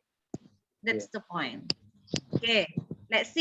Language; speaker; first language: English; non-native, learner; Indonesian